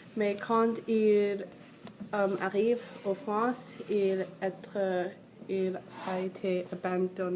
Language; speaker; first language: French; non-native, learner; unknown